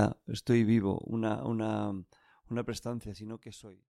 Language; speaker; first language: Spanish; native; Spanish